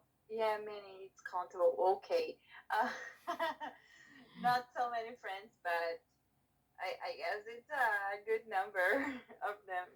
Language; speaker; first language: English; non-native, learner; Portuguese